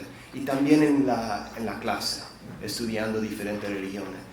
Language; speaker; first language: Spanish; non-native, fluent; English